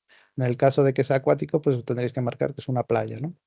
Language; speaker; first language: Spanish; native; Spanish